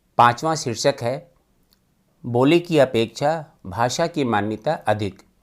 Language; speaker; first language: Hindi; native; Hindi